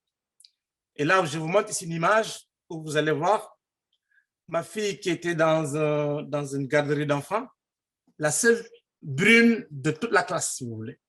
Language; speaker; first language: French; non-native, local second language; Fula